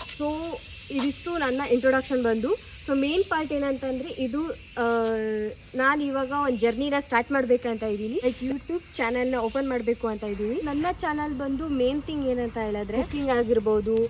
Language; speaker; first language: Kannada; non-native, local second language; Konkani